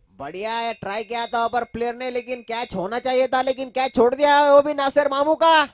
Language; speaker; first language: Hindi; non-native, local second language; Marathi